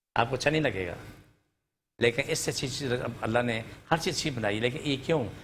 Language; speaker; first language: Urdu; non-native, local second language; Punjabi